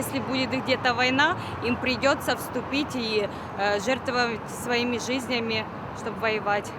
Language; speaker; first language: Russian; native; Russian